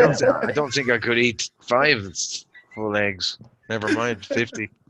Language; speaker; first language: English; native; English